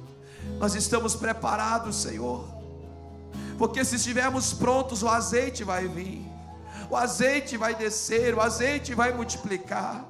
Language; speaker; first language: Portuguese; native; Portuguese